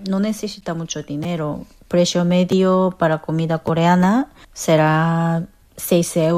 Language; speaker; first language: Spanish; non-native, fluent; Korean